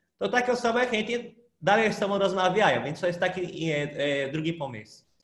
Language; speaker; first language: Polish; non-native, fluent; Portuguese